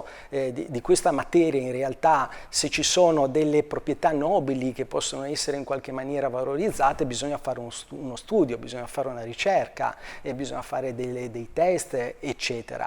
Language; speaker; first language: Italian; native; Italian